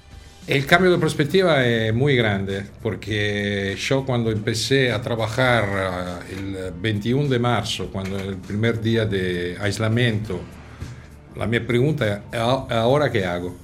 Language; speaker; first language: Spanish; non-native, fluent; Italian